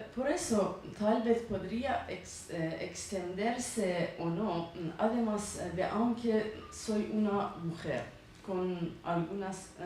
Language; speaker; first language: Spanish; non-native, learner; Persian